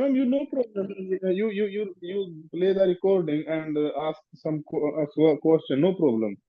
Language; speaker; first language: English; non-native, learner; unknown